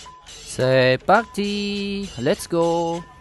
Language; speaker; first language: French; non-native, fluent; Khmer